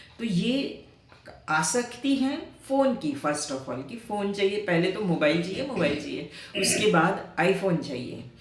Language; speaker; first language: Hindi; non-native, local second language; Marathi